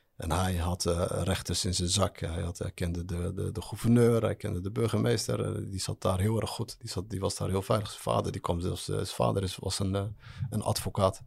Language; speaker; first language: Dutch; early bilingual, other home language; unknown